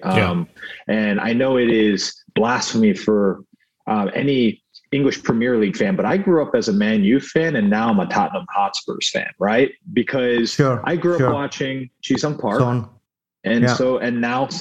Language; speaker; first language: English; early bilingual, other home language; Korean